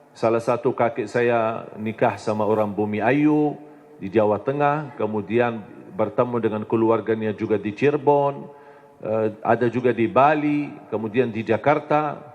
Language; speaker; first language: Indonesian; non-native, fluent; Arabic